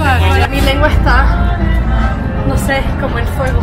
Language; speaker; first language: Spanish; non-native, fluent; French